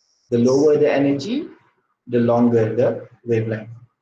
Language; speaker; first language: English; non-native, local second language; Malay